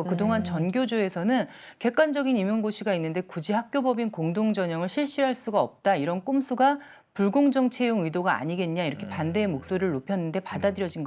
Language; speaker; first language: Korean; native; Korean